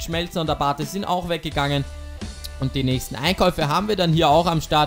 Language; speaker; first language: German; native; German